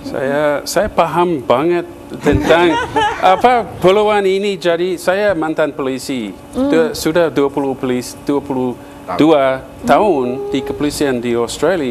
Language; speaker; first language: Indonesian; non-native, fluent; English